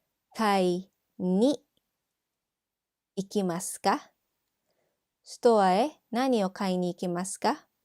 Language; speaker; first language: Japanese; non-native, fluent; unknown